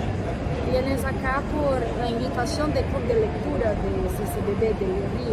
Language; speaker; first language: Spanish; non-native, fluent; Portuguese